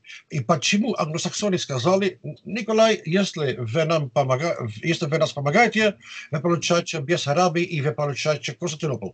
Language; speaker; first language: Russian; non-native, fluent; Dutch